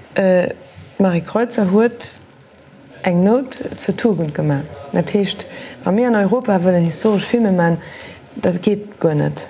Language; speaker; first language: Luxembourgish; native; Luxembourgish